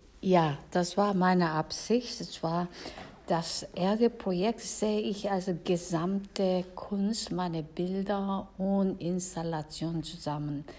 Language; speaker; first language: German; non-native, fluent; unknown